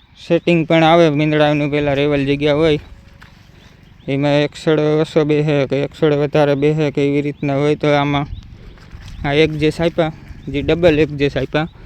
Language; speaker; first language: Gujarati; native; Gujarati